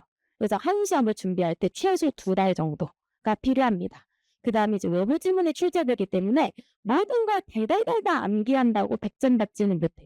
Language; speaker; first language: Korean; native; Korean